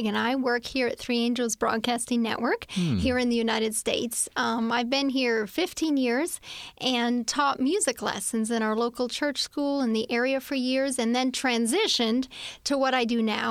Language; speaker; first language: English; native; English